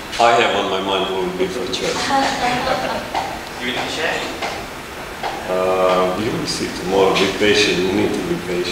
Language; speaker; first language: English; non-native, fluent; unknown